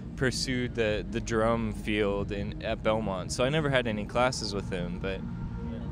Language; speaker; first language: English; native; English